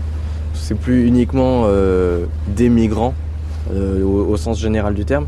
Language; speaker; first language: French; native; French